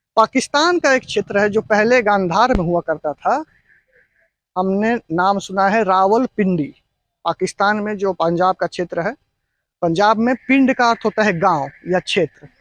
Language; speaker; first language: Hindi; native; Hindi